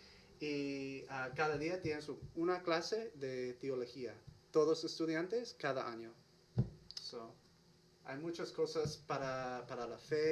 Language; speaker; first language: Spanish; non-native, learner; English